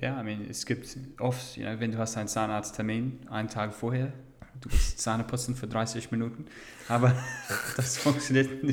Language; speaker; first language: German; non-native, fluent; English